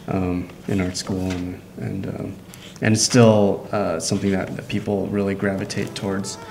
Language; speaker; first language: English; native; English